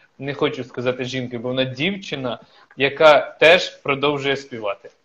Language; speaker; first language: Ukrainian; native; Ukrainian